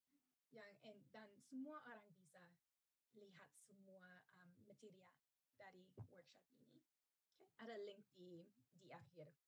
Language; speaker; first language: Indonesian; non-native, learner; English